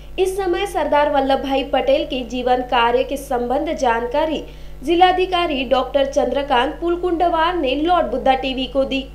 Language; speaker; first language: Hindi; non-native, local second language; Marathi